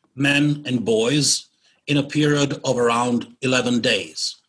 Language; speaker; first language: English; non-native, fluent; Bosnian